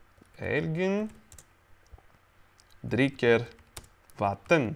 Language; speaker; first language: Swedish; non-native, learner; French